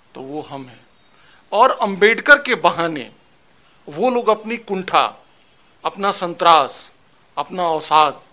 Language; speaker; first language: Hindi; native; Hindi